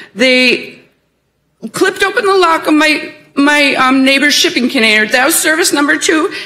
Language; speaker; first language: English; native; English